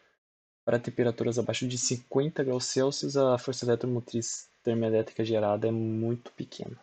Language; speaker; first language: Portuguese; native; Portuguese